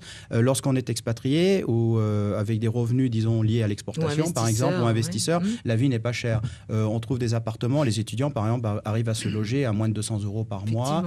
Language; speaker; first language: French; native; French